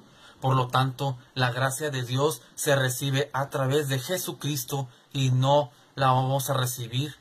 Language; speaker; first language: Spanish; native; Spanish